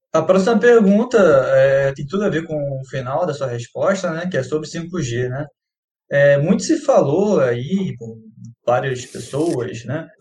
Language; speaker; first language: Portuguese; native; Portuguese